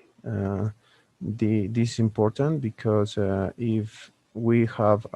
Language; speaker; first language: English; non-native, learner; Spanish